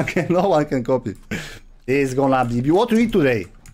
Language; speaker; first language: English; non-native, learner; Polish